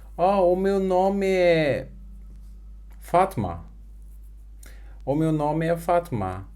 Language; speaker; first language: Portuguese; non-native, fluent; Turkish